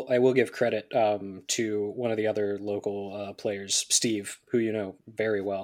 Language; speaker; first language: English; native; English